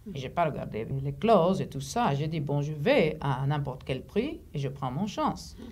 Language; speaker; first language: French; non-native, fluent; Greek